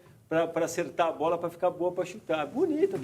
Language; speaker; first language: Portuguese; native; Portuguese